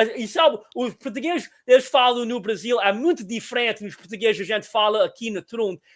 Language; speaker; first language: Portuguese; early bilingual, heritage; Portuguese